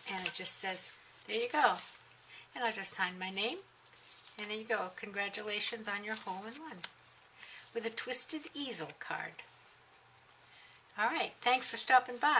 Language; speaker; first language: English; native; English